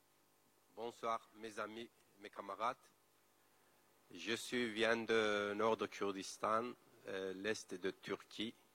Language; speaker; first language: French; non-native, learner; Kurdish